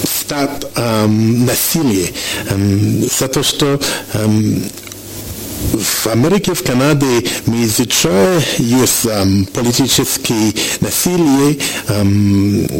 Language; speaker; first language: Russian; non-native, learner; French